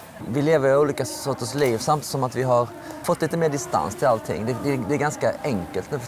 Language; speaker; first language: Swedish; native; Swedish